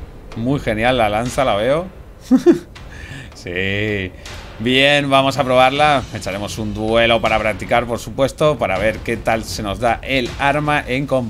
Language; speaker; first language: Spanish; native; Spanish